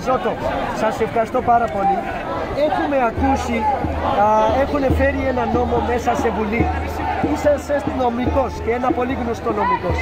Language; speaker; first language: Greek; non-native, learner; Urdu